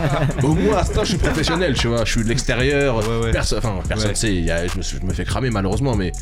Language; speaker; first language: French; native; French